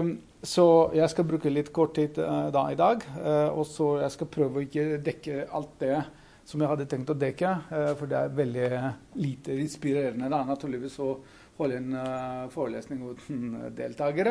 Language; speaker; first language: Norwegian; non-native, fluent; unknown